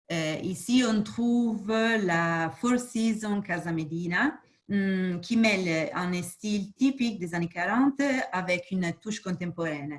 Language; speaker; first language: French; non-native, fluent; Portuguese